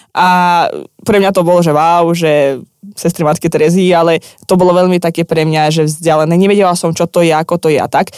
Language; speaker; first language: Slovak; non-native, fluent; Russian